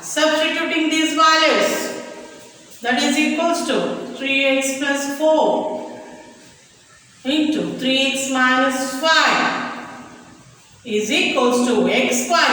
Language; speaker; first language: English; non-native, local second language; Kannada